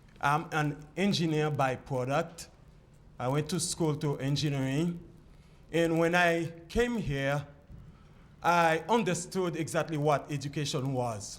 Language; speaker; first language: English; non-native, fluent; Haitian Creole